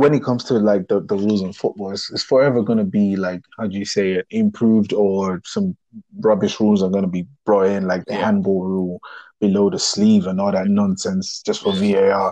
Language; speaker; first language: English; non-native, local second language; Yoruba